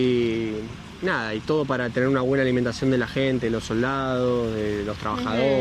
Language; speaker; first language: Spanish; native; Spanish